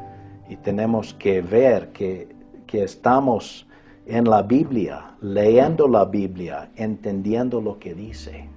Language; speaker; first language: Spanish; non-native, fluent; English